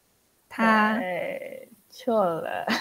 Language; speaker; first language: Chinese; non-native, learner; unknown